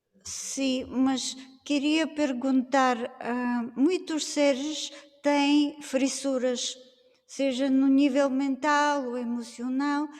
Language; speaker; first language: Portuguese; non-native, fluent; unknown